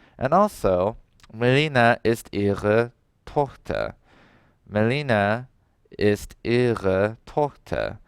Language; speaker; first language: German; non-native, learner; English